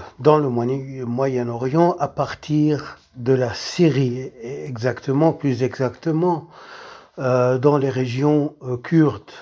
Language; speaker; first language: French; non-native, local second language; Arabic